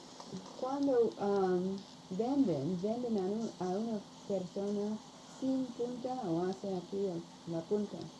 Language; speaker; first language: Spanish; non-native, learner; English